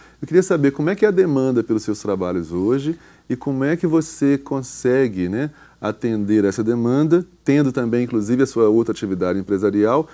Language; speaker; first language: Portuguese; native; Portuguese